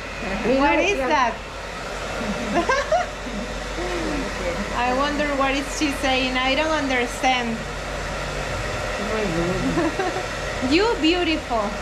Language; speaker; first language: English; non-native, learner; Spanish